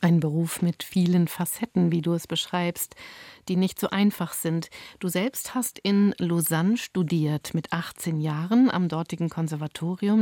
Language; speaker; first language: German; native; German